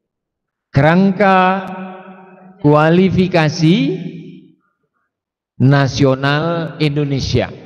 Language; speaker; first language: Indonesian; native; Indonesian